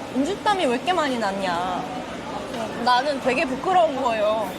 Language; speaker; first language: Korean; non-native, fluent; Portuguese